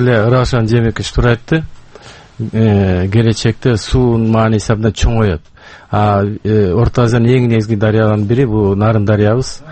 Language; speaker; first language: Kyrgyz; native; Kyrgyz